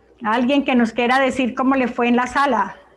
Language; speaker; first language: Spanish; native; Spanish